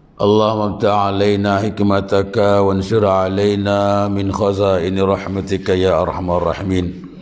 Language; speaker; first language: Malay; native; Malay